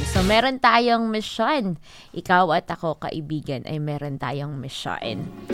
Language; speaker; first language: Filipino; non-native, local second language; Hiligaynon